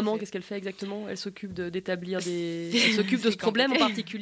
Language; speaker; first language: French; native; French